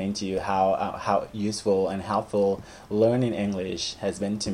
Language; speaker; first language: English; non-native, fluent; Spanish